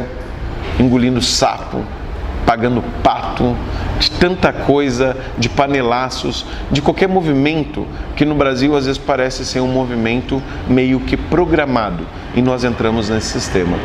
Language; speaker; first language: Portuguese; native; Portuguese